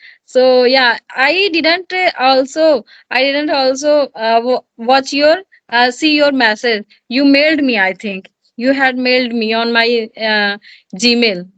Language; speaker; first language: English; non-native, learner; Hindi